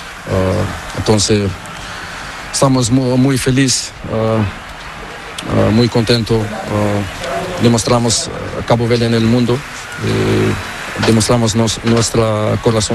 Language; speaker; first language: Spanish; non-native, learner; Portuguese